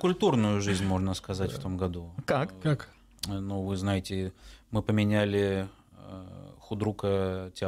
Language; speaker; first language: Russian; native; Russian